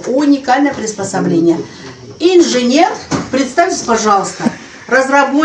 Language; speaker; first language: Russian; native; Russian